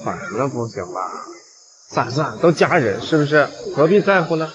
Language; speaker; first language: Chinese; native; Chinese